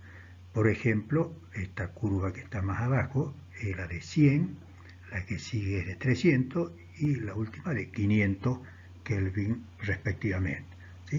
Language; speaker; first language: Spanish; native; Spanish